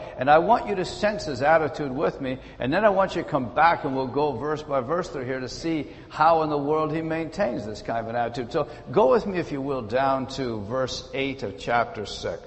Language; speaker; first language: English; native; English